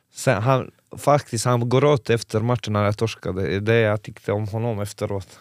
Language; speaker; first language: Swedish; non-native, fluent; Serbian